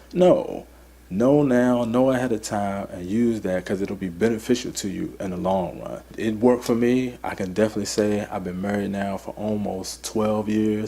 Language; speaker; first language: English; native; English